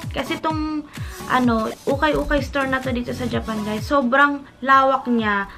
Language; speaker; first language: Filipino; native; Filipino